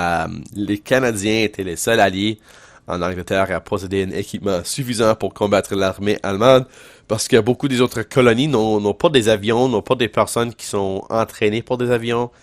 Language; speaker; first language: French; non-native, local second language; English